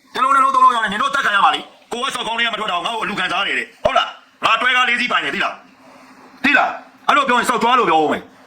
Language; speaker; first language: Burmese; native; Burmese